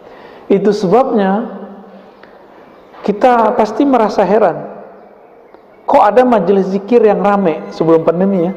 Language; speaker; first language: Indonesian; native; Indonesian